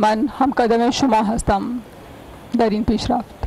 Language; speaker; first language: Persian; non-native, learner; Urdu